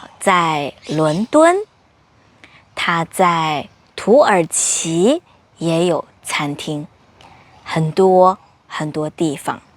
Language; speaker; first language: Chinese; non-native, fluent; English